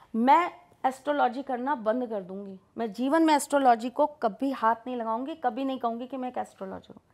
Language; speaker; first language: Hindi; native; Hindi